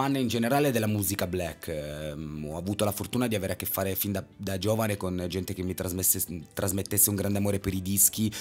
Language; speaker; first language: Italian; native; Italian